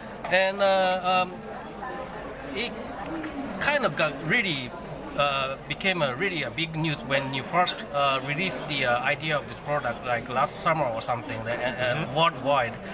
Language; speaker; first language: English; non-native, fluent; Japanese